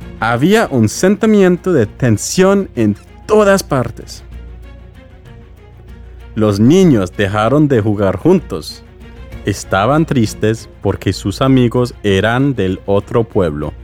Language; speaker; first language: Spanish; non-native, fluent; English